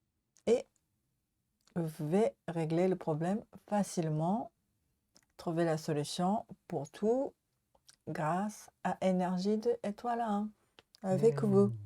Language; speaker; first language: French; non-native, learner; Japanese